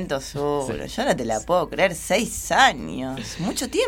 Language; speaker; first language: Spanish; native; Spanish